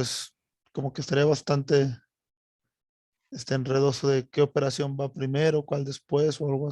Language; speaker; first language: Spanish; native; Spanish